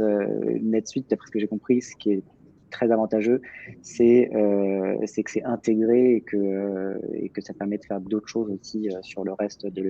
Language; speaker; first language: French; native; French